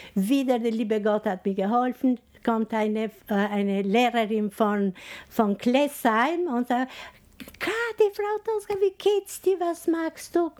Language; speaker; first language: German; non-native, fluent; Albanian